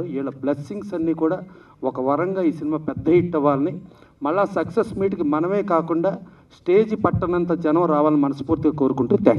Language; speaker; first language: Telugu; native; Telugu